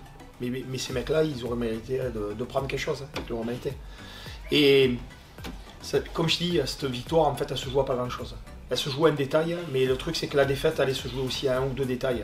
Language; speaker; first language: French; native; French